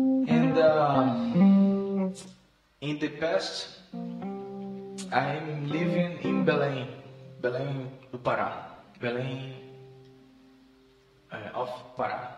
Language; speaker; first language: English; non-native, learner; Portuguese